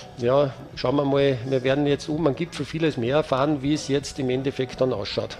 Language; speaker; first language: German; native; German